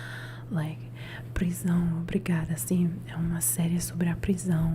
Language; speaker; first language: Portuguese; non-native, learner; Italian